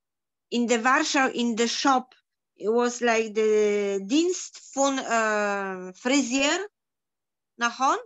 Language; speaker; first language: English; non-native, learner; Polish